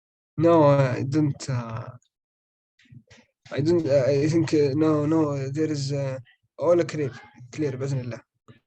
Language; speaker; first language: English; non-native, learner; Arabic